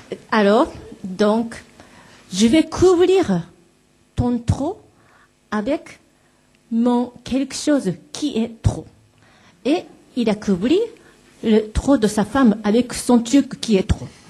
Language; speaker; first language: French; non-native, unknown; Japanese